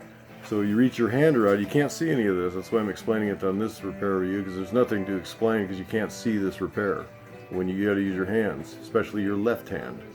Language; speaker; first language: English; native; English